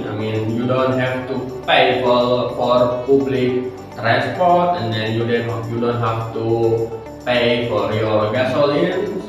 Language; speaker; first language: English; non-native, learner; Indonesian